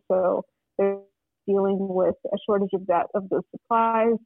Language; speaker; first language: English; non-native, fluent; Russian